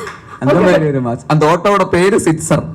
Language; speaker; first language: Tamil; non-native, learner; Malayalam